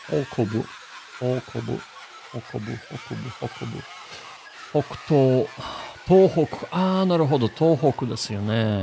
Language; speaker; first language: Japanese; non-native, learner; English